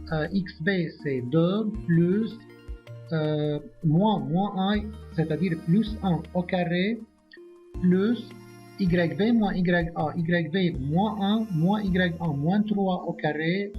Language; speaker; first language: French; non-native, local second language; Arabic